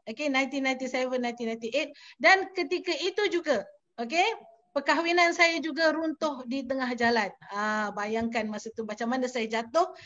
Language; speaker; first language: Malay; native; Malay